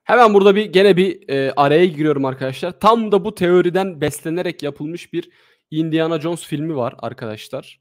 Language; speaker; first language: Turkish; native; Turkish